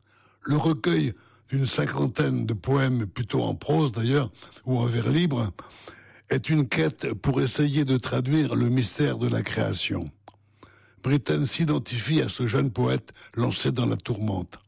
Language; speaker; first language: French; native; French